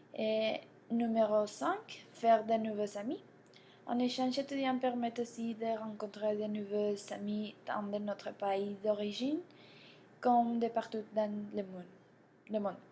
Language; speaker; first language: French; non-native, learner; Spanish